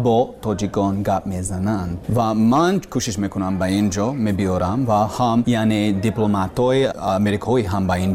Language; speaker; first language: Persian; non-native, learner; English